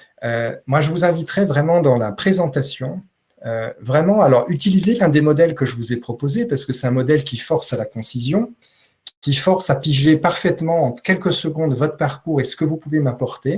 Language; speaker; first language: French; native; French